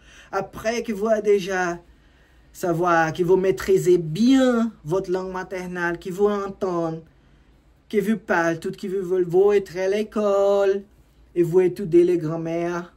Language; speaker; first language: French; non-native, learner; Portuguese